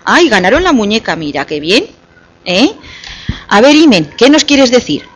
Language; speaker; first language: Spanish; native; Spanish